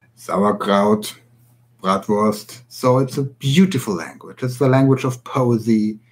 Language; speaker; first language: English; non-native, fluent; German